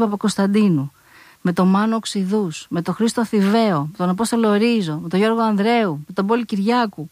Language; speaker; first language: Greek; native; Greek